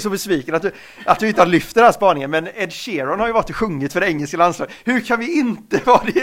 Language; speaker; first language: Swedish; native; Swedish